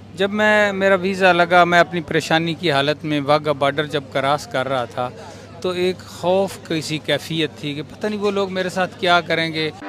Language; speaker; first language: Urdu; non-native, local second language; Punjabi